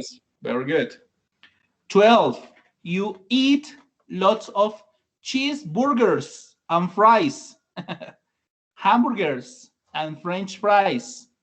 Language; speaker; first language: English; non-native, learner; Spanish